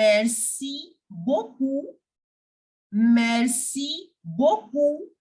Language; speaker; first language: French; non-native, fluent; Hindi